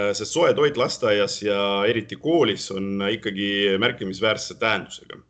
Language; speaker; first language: Estonian; non-native, local second language; Russian